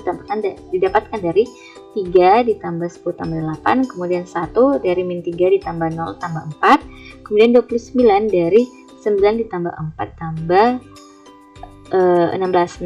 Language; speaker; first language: Indonesian; native; Indonesian